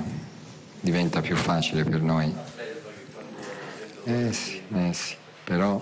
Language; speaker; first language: Italian; native; Italian